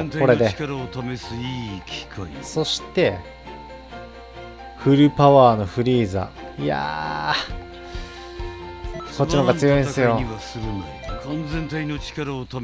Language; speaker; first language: Japanese; native; Japanese